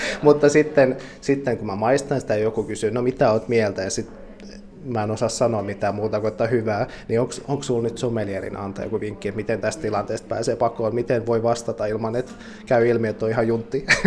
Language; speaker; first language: Finnish; native; Finnish